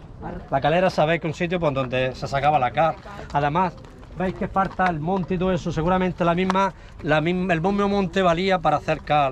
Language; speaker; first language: Spanish; native; Spanish